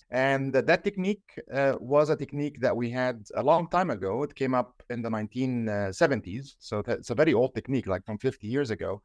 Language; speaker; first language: English; non-native, fluent; Arabic